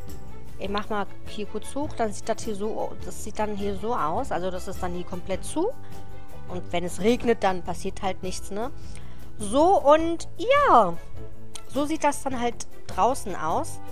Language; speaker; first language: German; native; German